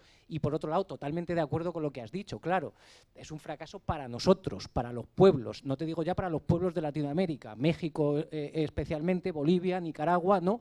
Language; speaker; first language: Spanish; native; Spanish